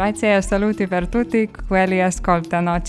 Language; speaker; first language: Italian; non-native, learner; Lithuanian